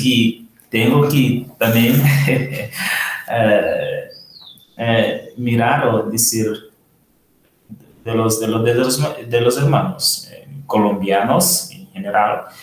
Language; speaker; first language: Spanish; non-native, learner; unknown